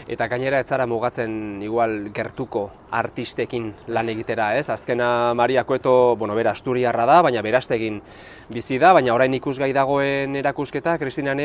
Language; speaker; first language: Basque; native; Basque